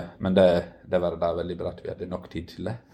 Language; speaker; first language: Norwegian; non-native, fluent; Italian